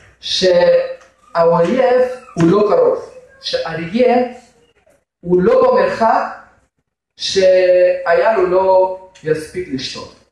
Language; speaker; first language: Hebrew; non-native, fluent; Russian